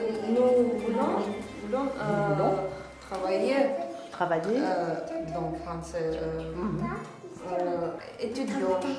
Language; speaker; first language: French; non-native, learner; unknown